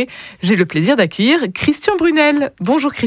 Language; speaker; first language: French; native; French